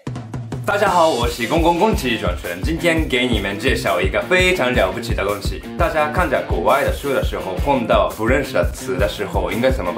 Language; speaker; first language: Chinese; non-native, fluent; Japanese